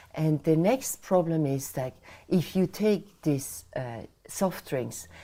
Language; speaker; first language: English; non-native, fluent; Swiss German